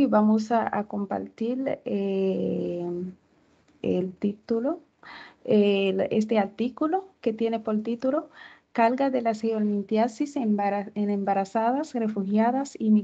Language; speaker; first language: Spanish; non-native, fluent; Haitian Creole